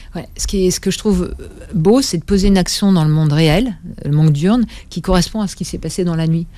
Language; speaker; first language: French; native; French